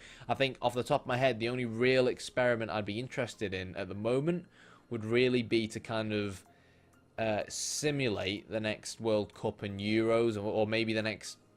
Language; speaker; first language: English; native; English